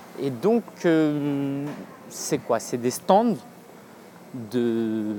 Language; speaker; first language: French; native; French